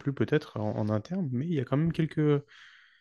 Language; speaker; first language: French; native; French